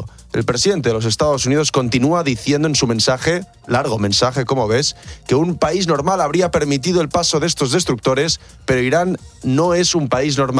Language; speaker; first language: Spanish; native; Spanish